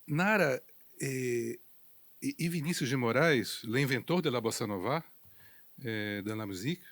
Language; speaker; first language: French; non-native, fluent; Portuguese